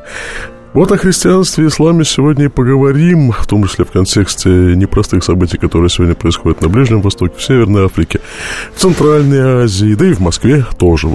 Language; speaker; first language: Russian; native; Russian